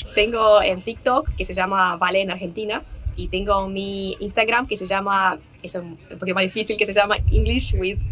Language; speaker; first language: Spanish; non-native, fluent; Russian